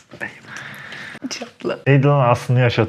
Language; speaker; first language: Turkish; native; Turkish